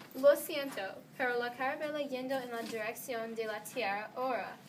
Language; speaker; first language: Spanish; non-native, learner; English